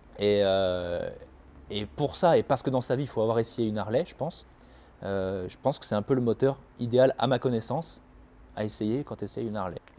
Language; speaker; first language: French; native; French